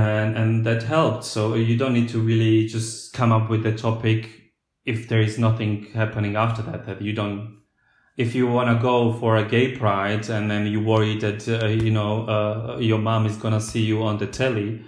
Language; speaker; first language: English; non-native, fluent; Slovak